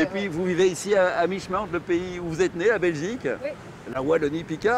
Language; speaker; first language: French; native; French